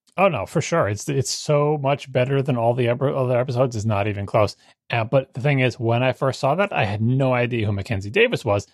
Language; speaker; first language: English; native; English